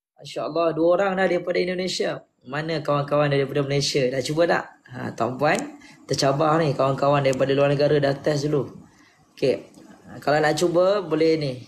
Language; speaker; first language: Malay; native; Malay